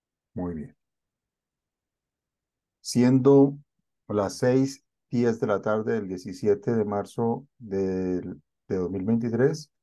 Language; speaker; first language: Spanish; native; Spanish